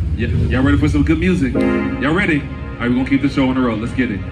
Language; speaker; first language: English; native; English